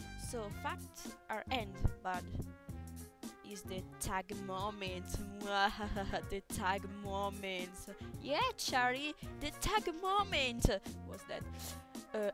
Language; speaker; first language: English; non-native, learner; Italian